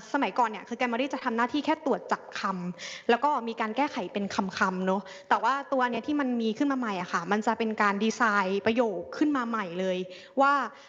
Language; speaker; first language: Thai; native; Thai